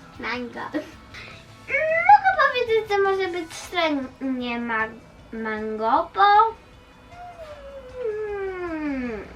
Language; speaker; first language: Polish; early bilingual, heritage; Polish